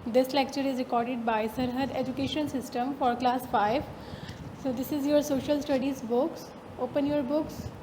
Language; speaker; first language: English; non-native, local second language; Urdu